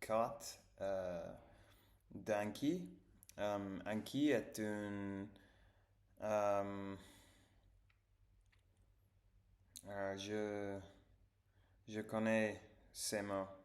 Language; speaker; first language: French; non-native, learner; English